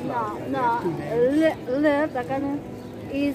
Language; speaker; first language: English; non-native, learner; Filipino